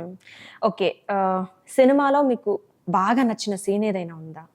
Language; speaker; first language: Telugu; native; Telugu